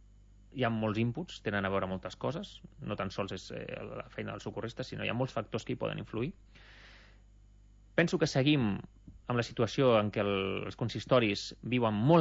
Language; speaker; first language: Catalan; native; Catalan